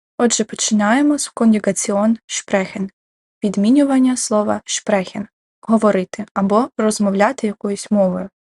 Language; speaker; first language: Ukrainian; native; Ukrainian